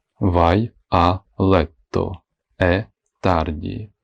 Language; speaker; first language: Italian; non-native, fluent; Ukrainian